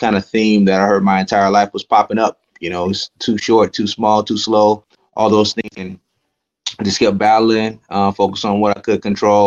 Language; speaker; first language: English; native; English